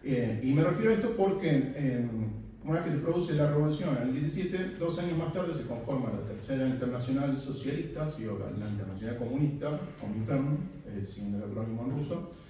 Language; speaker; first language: Spanish; native; Spanish